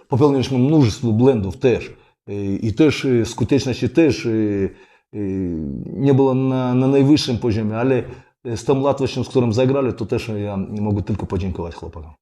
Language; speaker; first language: Polish; non-native, fluent; Russian